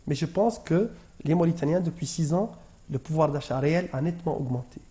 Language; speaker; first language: French; non-native, local second language; Arabic